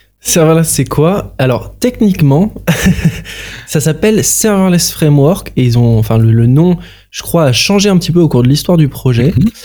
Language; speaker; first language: French; native; French